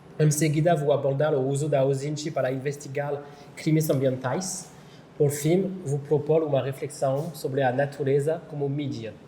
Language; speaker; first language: Portuguese; non-native, learner; French